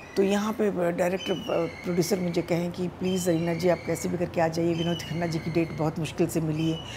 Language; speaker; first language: Hindi; non-native, local second language; Telugu